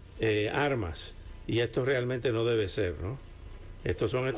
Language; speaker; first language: Spanish; native; Spanish